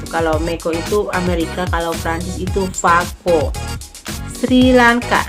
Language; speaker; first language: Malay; non-native, local second language; Javanese